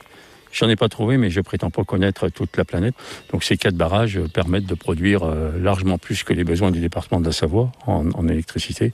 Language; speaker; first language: French; native; French